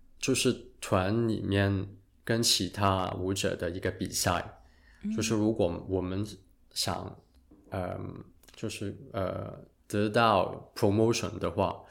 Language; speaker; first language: Chinese; non-native, local second language; Cantonese